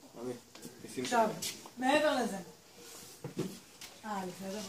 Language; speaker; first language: Hebrew; native; Hebrew